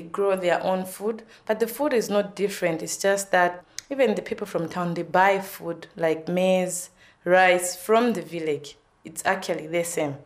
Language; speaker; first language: English; non-native, local second language; Nyanja